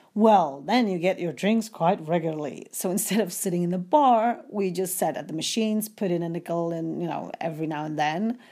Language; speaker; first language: English; non-native, fluent; Polish